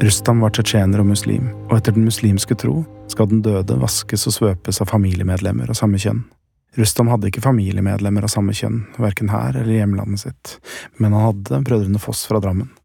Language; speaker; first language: Norwegian; native; Norwegian